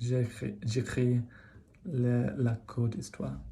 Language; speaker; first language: French; non-native, learner; English